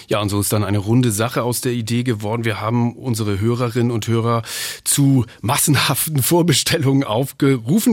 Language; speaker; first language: German; native; German